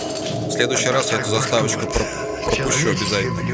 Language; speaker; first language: Russian; native; Russian